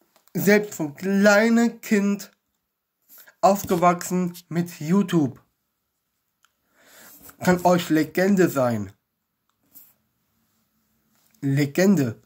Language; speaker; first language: German; non-native, learner; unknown